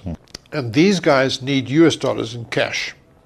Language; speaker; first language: English; native; English